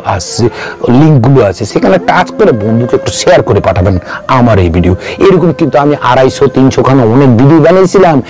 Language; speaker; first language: Bangla; non-native, local second language; Kok Borok